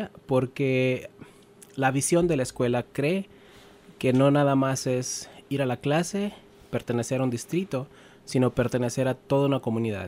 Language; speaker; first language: Spanish; native; Spanish